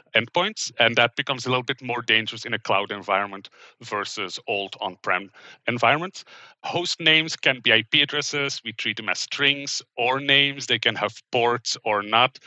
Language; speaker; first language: English; non-native, fluent; Dutch